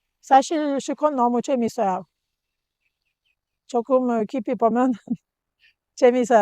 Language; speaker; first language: Korean; non-native, learner; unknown